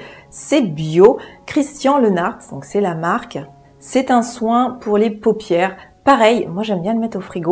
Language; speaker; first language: French; native; French